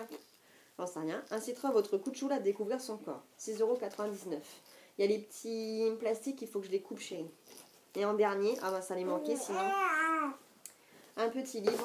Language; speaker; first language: French; native; French